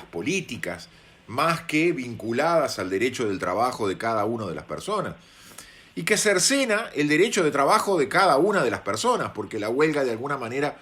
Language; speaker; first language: Spanish; native; Spanish